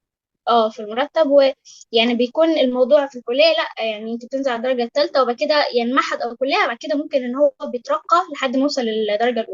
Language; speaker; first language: Arabic; native; Arabic